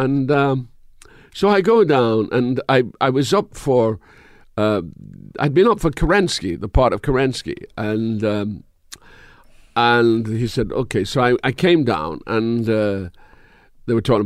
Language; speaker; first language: English; native; English